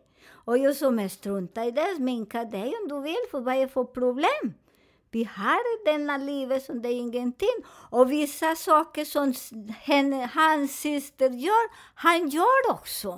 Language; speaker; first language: Swedish; non-native, fluent; Spanish